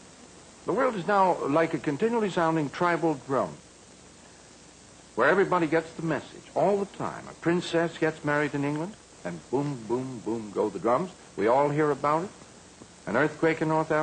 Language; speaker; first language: English; native; English